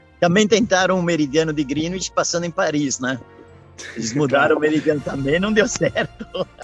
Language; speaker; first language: Portuguese; early bilingual, other home language; Italian